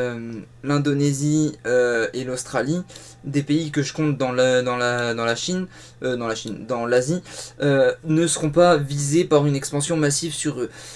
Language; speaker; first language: French; native; French